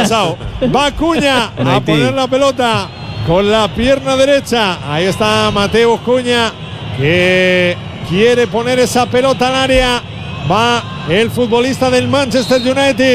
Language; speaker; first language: Spanish; native; Spanish